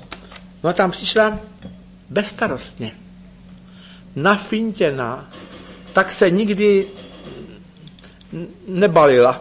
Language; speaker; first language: Czech; native; Czech